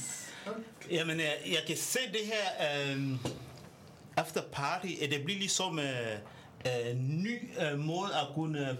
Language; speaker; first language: Danish; non-native, fluent; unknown